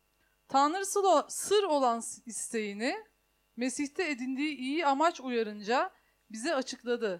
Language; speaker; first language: Turkish; native; Turkish